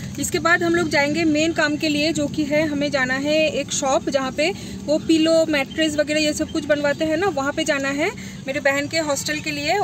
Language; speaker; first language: Hindi; non-native, local second language; Bangla